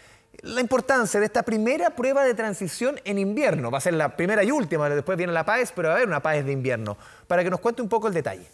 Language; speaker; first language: Spanish; native; Spanish